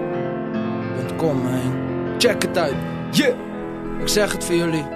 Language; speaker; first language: Dutch; native; Dutch